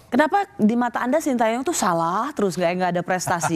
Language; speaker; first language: Indonesian; native; Indonesian